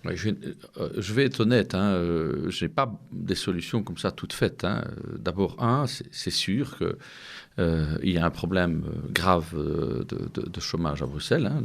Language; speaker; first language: French; native; French